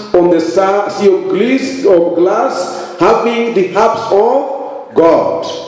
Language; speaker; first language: English; non-native, local second language; Swahili